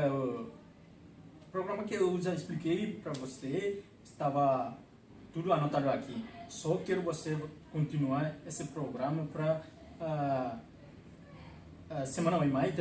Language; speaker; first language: Portuguese; non-native, local second language; Tetum